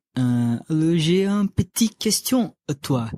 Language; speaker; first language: French; non-native, learner; Portuguese